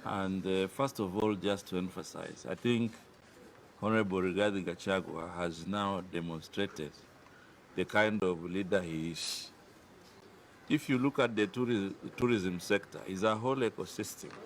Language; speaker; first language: English; non-native, local second language; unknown